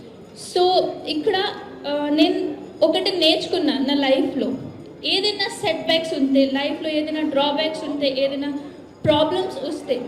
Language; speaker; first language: Telugu; non-native, learner; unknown